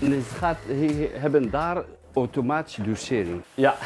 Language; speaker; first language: Dutch; non-native, fluent; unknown